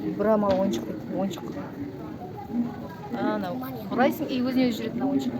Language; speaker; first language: Kazakh; native; Kazakh